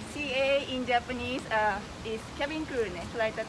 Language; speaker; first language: English; non-native, fluent; Japanese